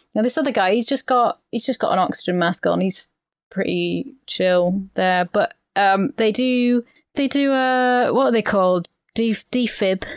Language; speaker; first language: English; native; English